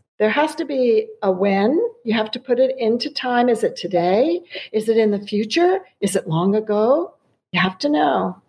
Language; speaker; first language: English; early bilingual, other home language; German